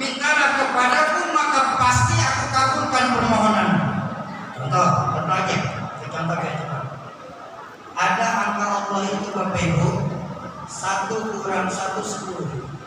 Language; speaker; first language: Indonesian; native; Indonesian